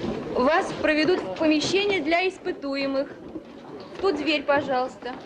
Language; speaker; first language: Russian; native; Russian